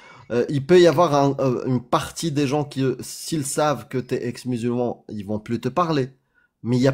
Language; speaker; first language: French; native; French